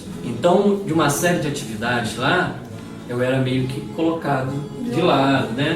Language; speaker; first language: Portuguese; native; Portuguese